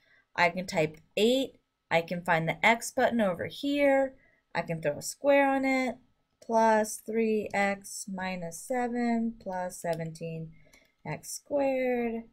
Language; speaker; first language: English; native; English